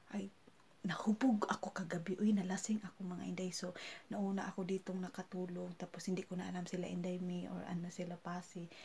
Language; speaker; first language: Filipino; non-native, local second language; Cebuano